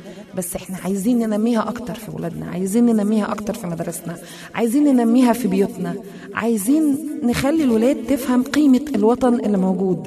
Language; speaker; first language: Arabic; native; Arabic